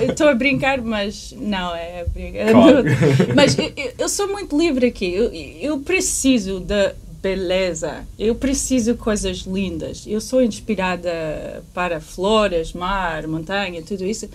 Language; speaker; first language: Portuguese; early bilingual, heritage; English